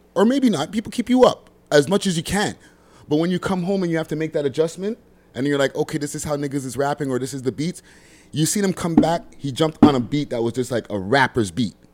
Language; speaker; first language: English; native; English